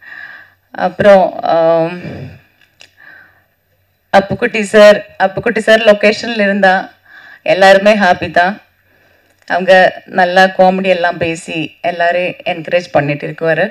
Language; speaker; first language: Tamil; non-native, learner; Malayalam